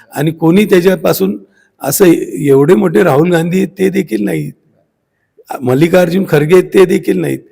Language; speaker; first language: Marathi; native; Marathi